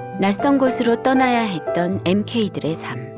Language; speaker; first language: Korean; native; Korean